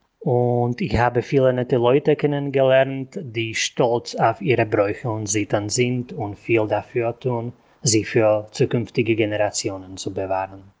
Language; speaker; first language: German; non-native, local second language; Slovak